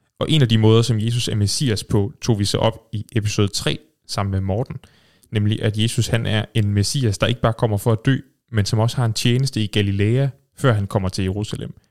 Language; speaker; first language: Danish; native; Danish